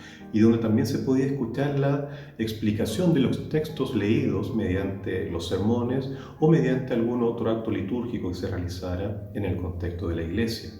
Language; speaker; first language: Spanish; native; Spanish